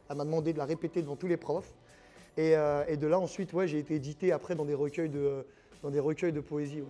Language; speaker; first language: French; native; French